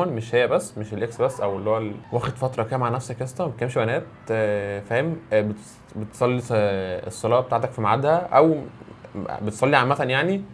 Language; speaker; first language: Arabic; native; Arabic